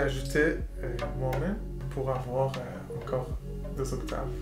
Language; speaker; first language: French; non-native, learner; Persian